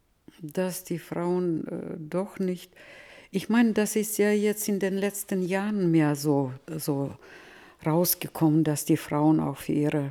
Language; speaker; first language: German; early bilingual, heritage; Russian